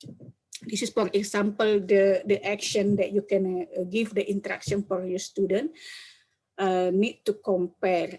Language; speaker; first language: English; non-native, learner; Indonesian